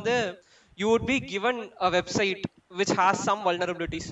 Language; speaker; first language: English; non-native, local second language; Tamil